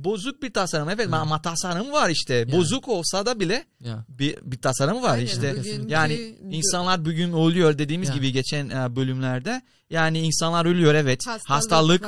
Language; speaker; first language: Turkish; non-native, fluent; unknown